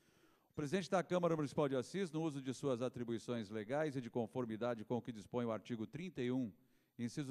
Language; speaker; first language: Portuguese; native; Portuguese